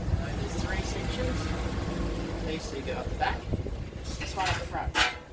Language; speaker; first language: English; native; English